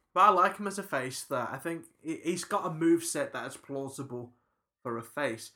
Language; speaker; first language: English; native; English